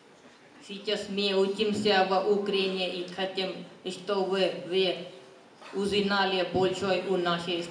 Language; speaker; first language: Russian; non-native, learner; Urdu